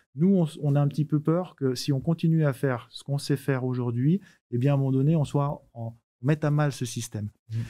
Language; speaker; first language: French; native; French